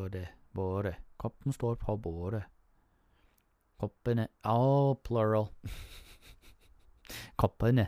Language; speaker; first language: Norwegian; non-native, learner; English